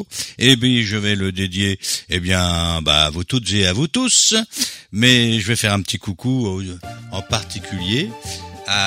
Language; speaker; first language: French; native; French